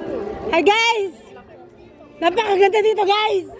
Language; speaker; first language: Filipino; native; Filipino